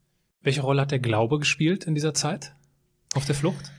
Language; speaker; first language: German; native; German